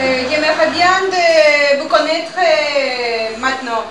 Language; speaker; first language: French; non-native, learner; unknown